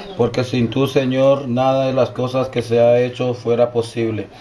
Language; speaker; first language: Spanish; non-native, local second language; English